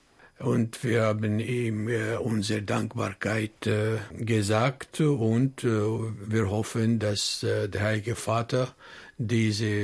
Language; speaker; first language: German; non-native, fluent; Arabic